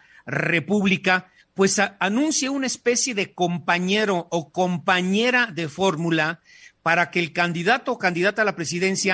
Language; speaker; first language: Spanish; native; Spanish